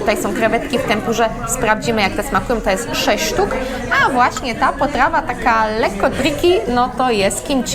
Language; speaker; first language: Polish; native; Polish